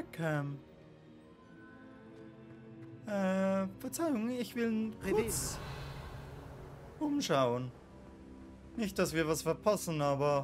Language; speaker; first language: German; native; German